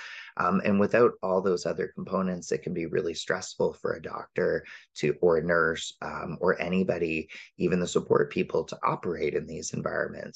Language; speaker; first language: English; native; English